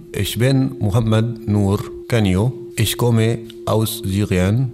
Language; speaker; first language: German; non-native, learner; Arabic